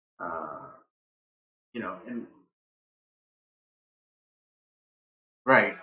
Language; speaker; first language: English; native; English